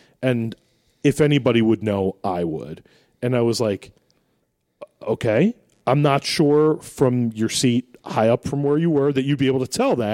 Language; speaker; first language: English; native; English